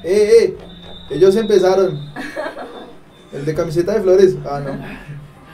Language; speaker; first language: Spanish; native; Spanish